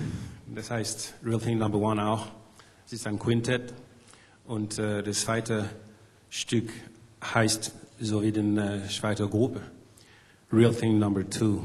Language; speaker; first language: German; non-native, learner; French